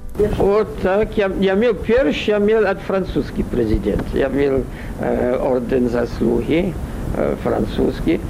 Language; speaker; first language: Belarusian; non-native, learner; French